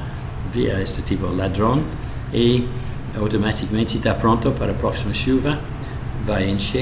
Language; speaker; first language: Portuguese; non-native, learner; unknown